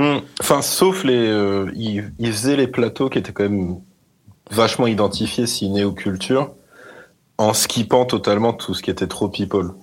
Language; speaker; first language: French; native; French